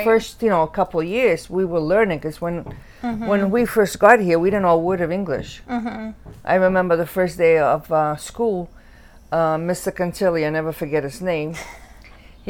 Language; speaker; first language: English; early bilingual, other home language; Italian